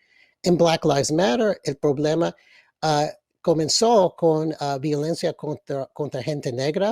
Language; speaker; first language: Spanish; early bilingual, other home language; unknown